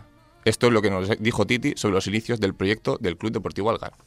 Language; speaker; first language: Spanish; native; Spanish